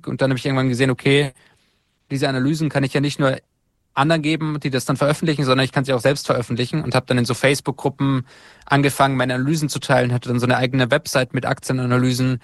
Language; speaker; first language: German; native; German